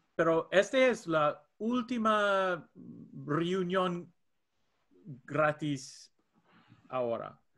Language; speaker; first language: Spanish; non-native, learner; English